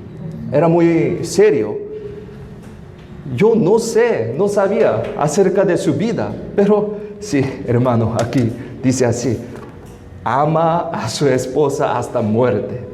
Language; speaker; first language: Spanish; non-native, fluent; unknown